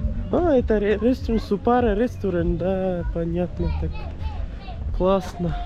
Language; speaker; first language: Russian; non-native, learner; Urdu